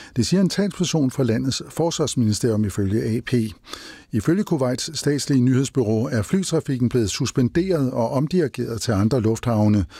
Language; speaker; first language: Danish; native; Danish